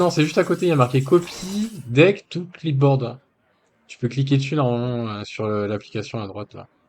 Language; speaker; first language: French; native; French